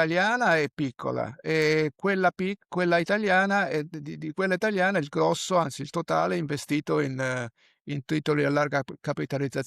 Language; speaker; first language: Italian; native; Italian